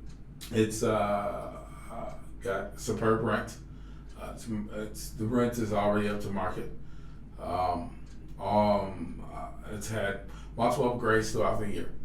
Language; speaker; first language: English; native; English